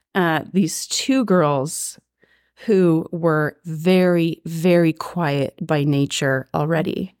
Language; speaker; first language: English; native; English